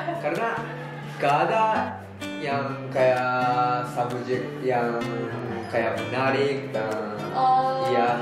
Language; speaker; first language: Indonesian; non-native, learner; Japanese